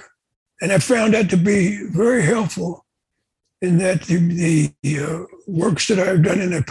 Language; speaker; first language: English; native; English